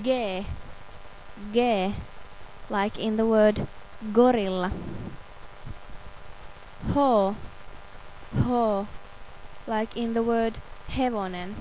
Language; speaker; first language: English; non-native, fluent; Finnish